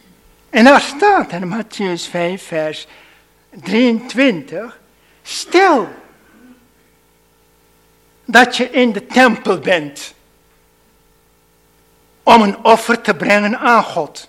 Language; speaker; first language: Dutch; non-native, fluent; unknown